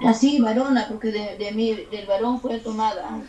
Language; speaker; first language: Spanish; native; Spanish